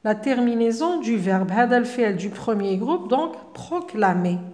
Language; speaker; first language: French; non-native, local second language; Arabic